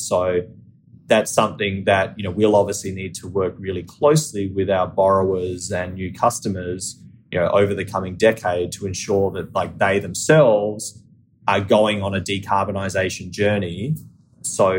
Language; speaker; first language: English; native; English